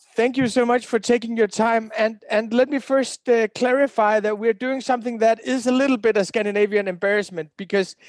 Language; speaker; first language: English; non-native, fluent; Danish